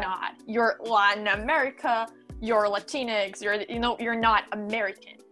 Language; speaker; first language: English; non-native, fluent; Portuguese